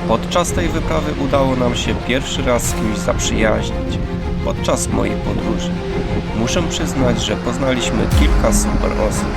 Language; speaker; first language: Polish; native; Polish